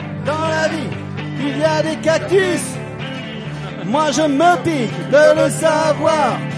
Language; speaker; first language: French; native; French